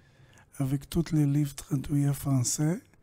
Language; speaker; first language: French; non-native, learner; Hebrew